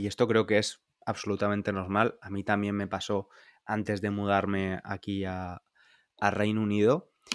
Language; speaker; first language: Spanish; native; Spanish